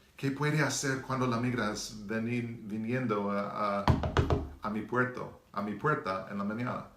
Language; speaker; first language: Spanish; non-native, learner; English